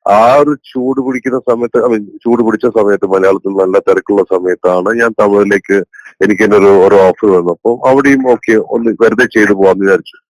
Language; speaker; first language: Malayalam; native; Malayalam